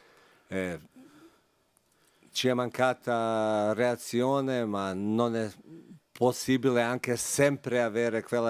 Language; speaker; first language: Italian; non-native, fluent; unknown